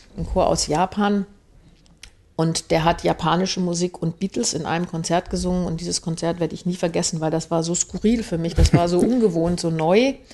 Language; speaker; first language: German; native; German